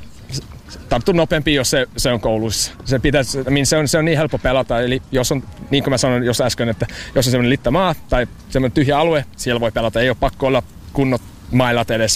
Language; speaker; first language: Finnish; early bilingual, heritage; English